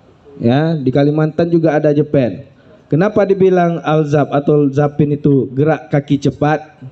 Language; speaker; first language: Indonesian; native; Indonesian